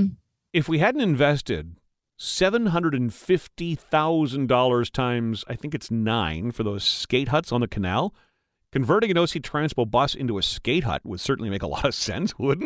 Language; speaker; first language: English; native; English